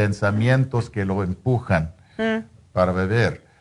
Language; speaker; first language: Spanish; non-native, fluent; English